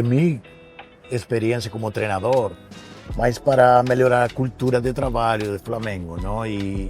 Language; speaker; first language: Portuguese; non-native, fluent; Spanish